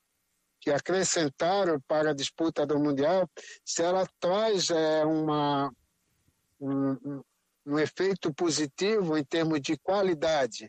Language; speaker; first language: Spanish; non-native, fluent; Portuguese